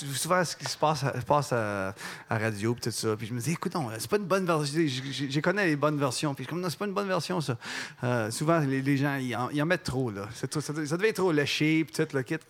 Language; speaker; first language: French; native; French